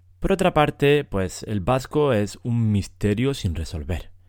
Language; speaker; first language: Spanish; native; Spanish